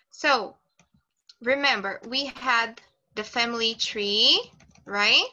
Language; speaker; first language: English; non-native, fluent; Portuguese